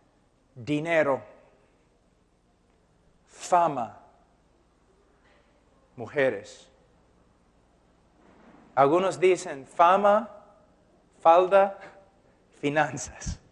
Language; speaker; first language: Spanish; non-native, fluent; English